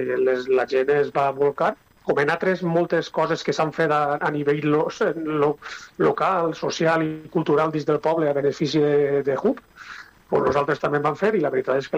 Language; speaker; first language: Catalan; native; Catalan